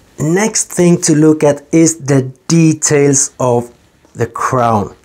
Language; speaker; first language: English; non-native, fluent; Swedish